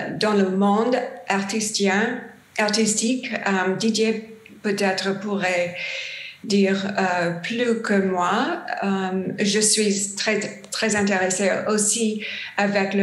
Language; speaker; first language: French; non-native, learner; English